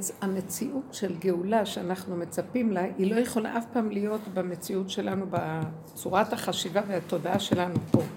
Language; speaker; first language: Hebrew; native; Hebrew